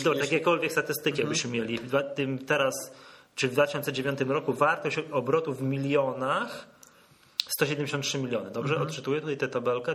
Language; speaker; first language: Polish; native; Polish